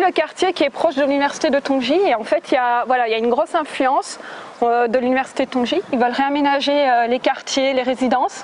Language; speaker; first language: French; native; French